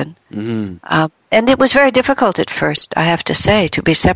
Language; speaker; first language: English; native; English